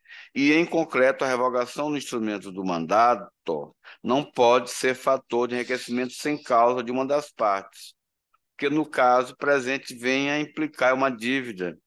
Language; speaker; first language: Portuguese; native; Portuguese